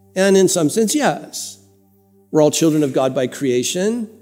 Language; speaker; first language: English; native; English